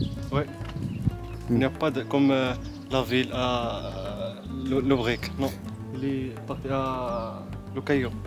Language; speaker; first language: French; non-native, learner; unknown